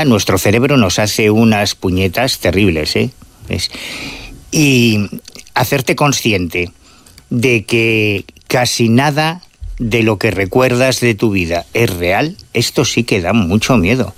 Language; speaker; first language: Spanish; native; Spanish